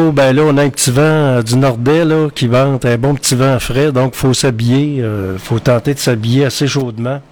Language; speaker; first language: French; native; French